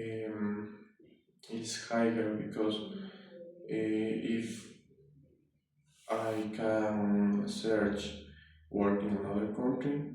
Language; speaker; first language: English; non-native, learner; Spanish